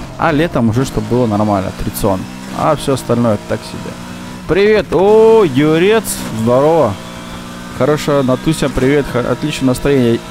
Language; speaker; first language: Russian; native; Russian